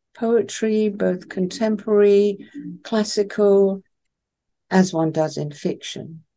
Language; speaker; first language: English; non-native, local second language; Persian